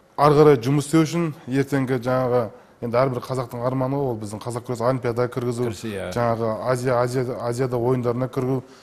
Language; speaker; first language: Kazakh; native; Kazakh